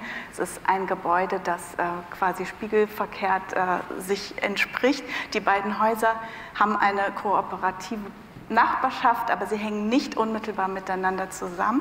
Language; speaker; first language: German; native; German